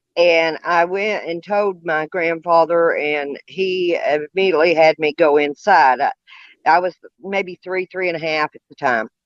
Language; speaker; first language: English; native; English